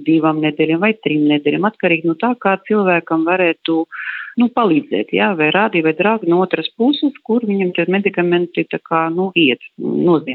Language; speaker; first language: Latvian; non-native, local second language; Russian